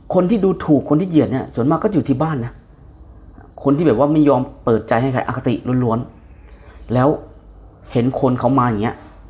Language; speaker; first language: Thai; native; Thai